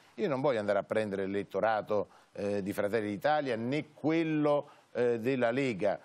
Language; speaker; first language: Italian; native; Italian